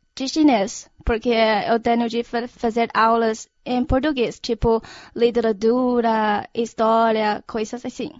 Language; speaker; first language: Portuguese; non-native, fluent; Chinese